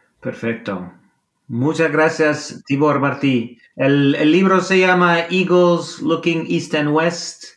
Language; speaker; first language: Spanish; non-native, fluent; English